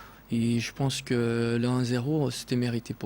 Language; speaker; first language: French; non-native, fluent; Portuguese